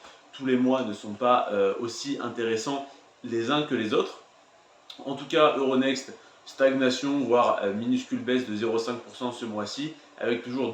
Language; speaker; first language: French; native; French